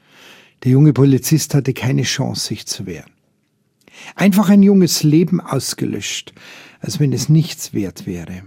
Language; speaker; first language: German; native; German